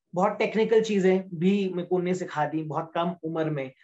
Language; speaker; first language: Hindi; native; Hindi